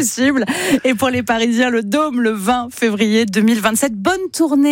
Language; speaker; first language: French; native; French